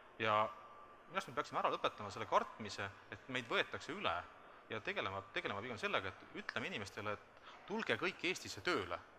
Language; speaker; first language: Estonian; native; Estonian